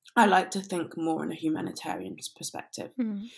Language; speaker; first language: English; native; English